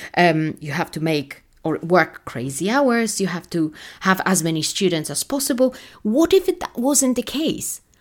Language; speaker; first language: English; non-native, fluent; Polish